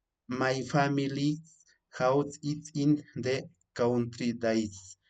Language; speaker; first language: English; non-native, learner; Spanish